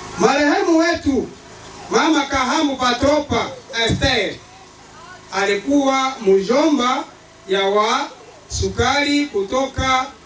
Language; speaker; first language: Swahili; non-native, local second language; Nande